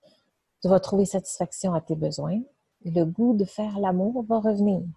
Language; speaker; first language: French; native; French